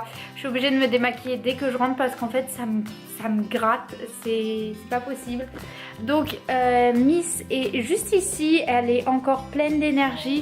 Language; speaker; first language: French; native; French